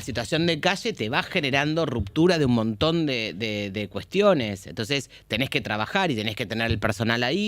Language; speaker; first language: Spanish; native; Spanish